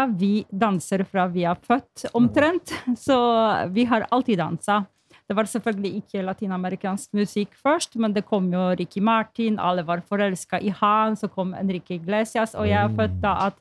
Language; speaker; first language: Norwegian; non-native, fluent; Polish